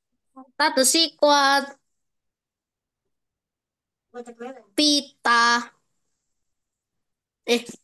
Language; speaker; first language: Chinese; non-native, learner; Indonesian